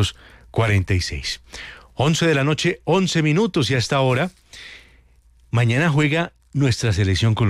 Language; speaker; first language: Spanish; native; Spanish